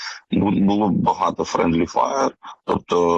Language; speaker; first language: Ukrainian; native; Ukrainian